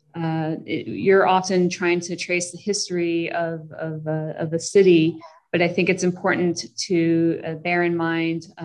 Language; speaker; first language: English; native; English